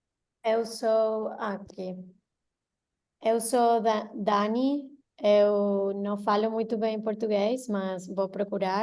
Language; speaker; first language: Portuguese; non-native, learner; Spanish